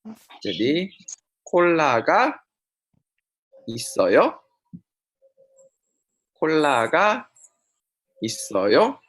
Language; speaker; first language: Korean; non-native, fluent; Indonesian